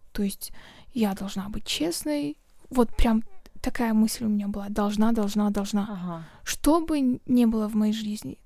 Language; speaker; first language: Russian; non-native, local second language; Kazakh